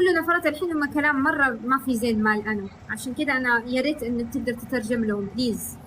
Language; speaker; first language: Arabic; non-native, learner; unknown